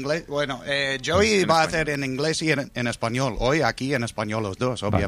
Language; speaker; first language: Spanish; non-native, fluent; English